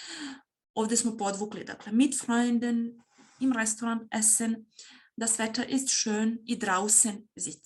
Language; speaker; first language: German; non-native, fluent; Serbian